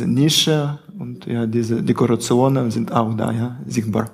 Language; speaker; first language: German; non-native, fluent; Russian